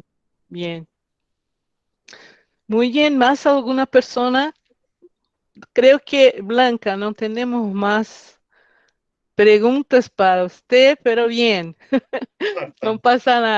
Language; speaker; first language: Spanish; non-native, fluent; Portuguese